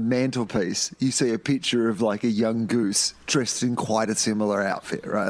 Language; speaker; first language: English; native; English